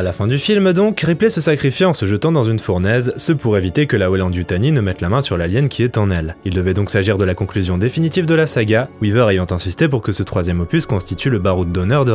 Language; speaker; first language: French; native; French